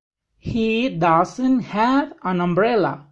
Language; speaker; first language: English; non-native, fluent; Spanish